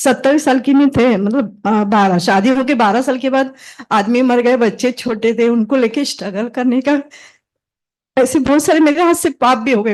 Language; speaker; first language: Hindi; native; Hindi